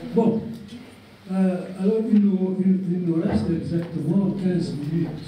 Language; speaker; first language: French; non-native, local second language; Arabic